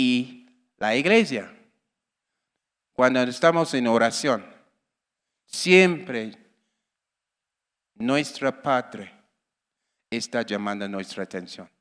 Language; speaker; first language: Spanish; non-native, learner; English